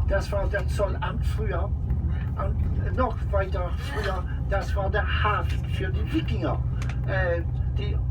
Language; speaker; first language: German; non-native, fluent; English